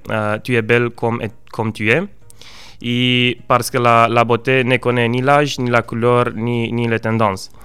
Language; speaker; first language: French; non-native, learner; Romanian